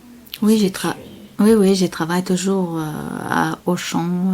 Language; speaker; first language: French; non-native, learner; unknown